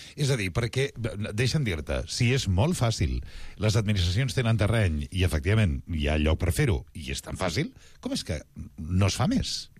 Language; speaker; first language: Catalan; native; Catalan